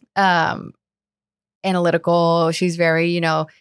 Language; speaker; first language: English; early bilingual, other home language; Spanish